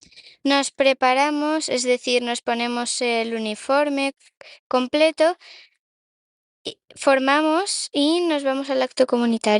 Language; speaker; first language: Spanish; native; Spanish